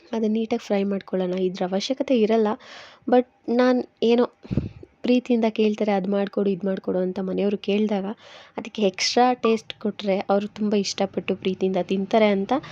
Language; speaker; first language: Kannada; native; Kannada